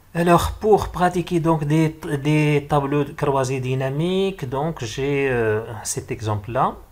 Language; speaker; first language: French; non-native, local second language; Arabic